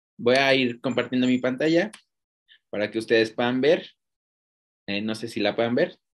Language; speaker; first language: Spanish; native; Spanish